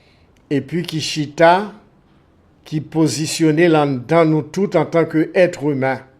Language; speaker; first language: French; non-native, local second language; Haitian Creole